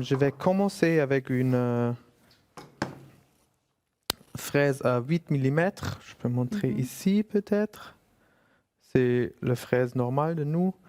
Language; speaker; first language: French; non-native, fluent; German